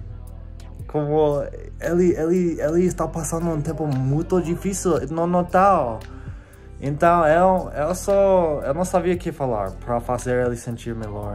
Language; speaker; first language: Portuguese; non-native, fluent; English